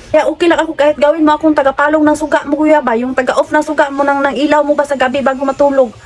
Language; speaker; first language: Filipino; non-native, local second language; Hiligaynon